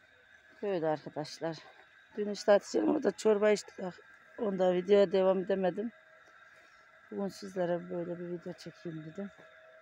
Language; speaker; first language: Turkish; native; Turkish